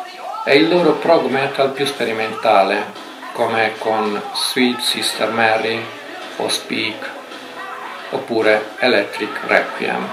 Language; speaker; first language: Italian; native; Italian